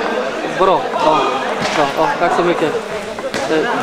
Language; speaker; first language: Swedish; non-native, learner; Somali